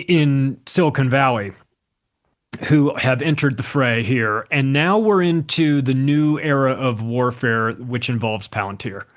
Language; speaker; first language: English; native; English